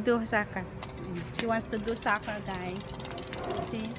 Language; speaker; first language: English; non-native, local second language; Filipino